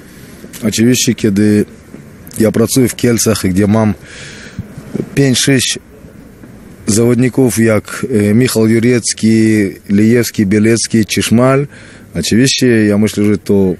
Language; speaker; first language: Polish; non-native, fluent; Russian